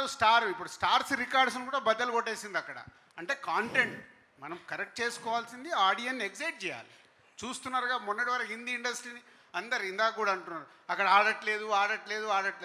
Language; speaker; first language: Telugu; native; Telugu